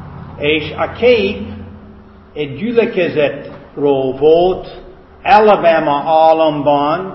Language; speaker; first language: Hungarian; non-native, fluent; English